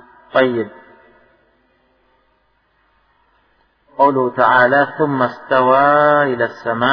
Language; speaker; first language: Arabic; non-native, fluent; Indonesian